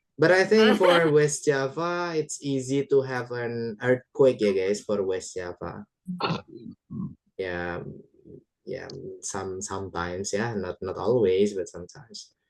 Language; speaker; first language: English; non-native, fluent; Indonesian